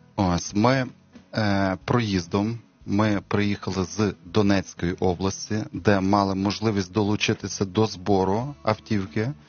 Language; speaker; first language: Ukrainian; native; Ukrainian